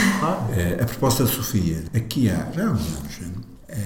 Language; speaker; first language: Portuguese; native; Portuguese